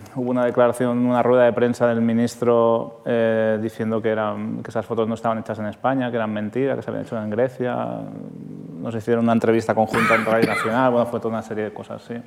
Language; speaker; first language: Spanish; native; Spanish